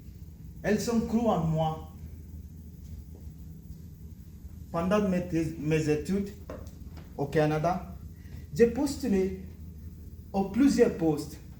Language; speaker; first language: French; non-native, learner; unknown